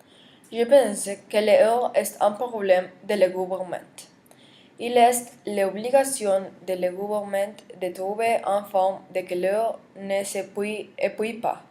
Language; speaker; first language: French; non-native, learner; Spanish